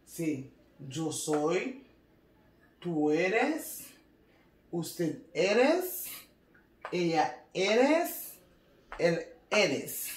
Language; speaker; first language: Spanish; non-native, learner; Haitian Creole